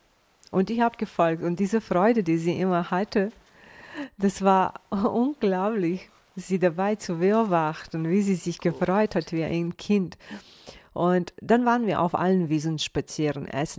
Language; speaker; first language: German; non-native, fluent; Bosnian